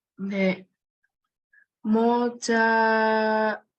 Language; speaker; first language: Korean; non-native, learner; Spanish